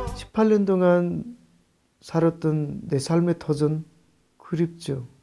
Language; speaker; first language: Korean; non-native, fluent; Nepali